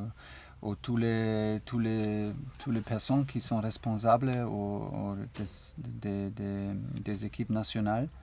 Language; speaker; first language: French; non-native, learner; German